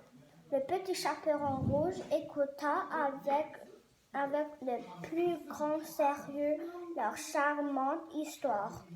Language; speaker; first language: French; non-native, learner; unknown